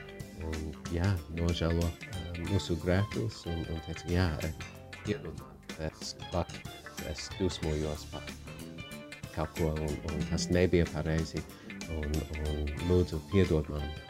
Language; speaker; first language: Latvian; non-native, fluent; English